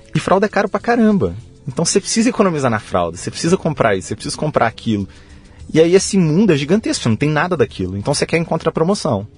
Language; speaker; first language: Portuguese; native; Portuguese